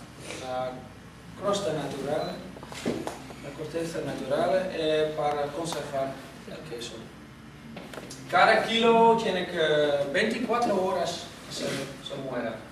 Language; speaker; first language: Spanish; non-native, fluent; Dutch